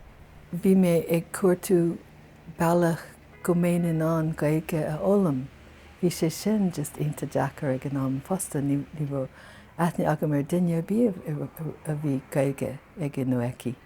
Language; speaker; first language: Irish; non-native, fluent; English